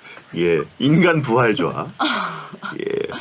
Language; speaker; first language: Korean; native; Korean